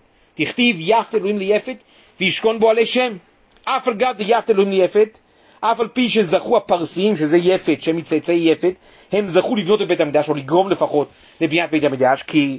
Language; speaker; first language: Hebrew; native; Hebrew